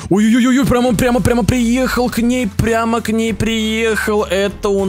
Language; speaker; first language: Russian; native; Russian